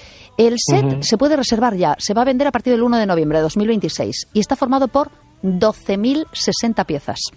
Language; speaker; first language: Spanish; native; Spanish